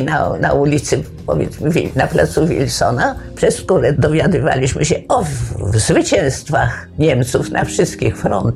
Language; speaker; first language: Polish; native; Polish